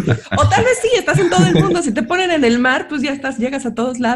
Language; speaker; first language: Spanish; native; Spanish